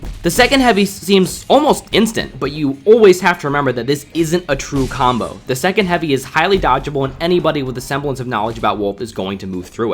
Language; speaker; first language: English; native; English